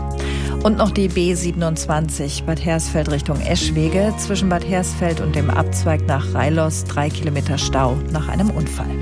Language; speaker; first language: German; native; German